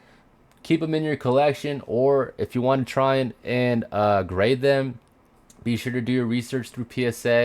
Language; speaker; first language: English; native; English